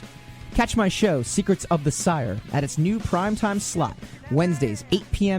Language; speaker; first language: English; native; English